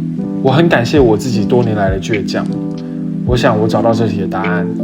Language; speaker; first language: Chinese; native; Chinese